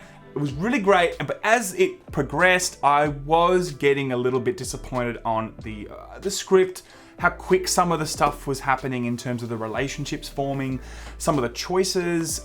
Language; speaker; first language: English; native; English